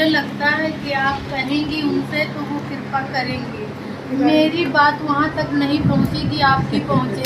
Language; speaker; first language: Hindi; native; Hindi